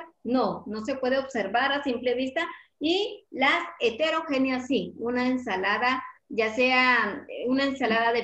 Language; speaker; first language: Spanish; native; Spanish